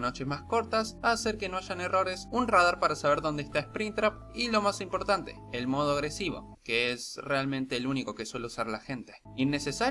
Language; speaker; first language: Spanish; native; Spanish